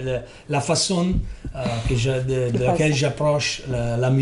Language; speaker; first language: French; non-native, learner; Italian